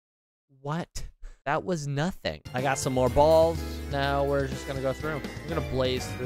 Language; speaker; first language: English; native; English